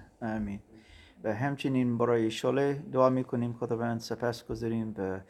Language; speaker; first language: Persian; non-native, learner; German